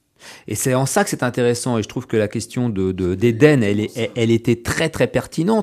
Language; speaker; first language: French; native; French